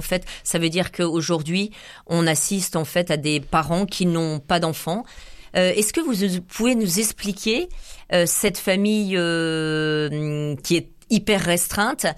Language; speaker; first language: French; native; French